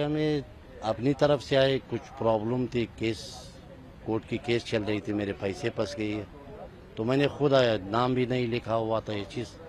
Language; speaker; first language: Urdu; non-native, learner; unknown